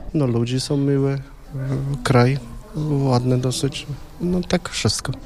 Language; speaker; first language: Polish; non-native, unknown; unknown